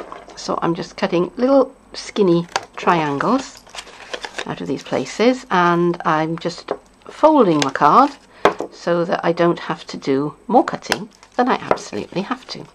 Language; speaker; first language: English; native; English